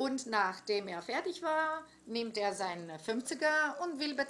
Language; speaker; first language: German; non-native, fluent; Greek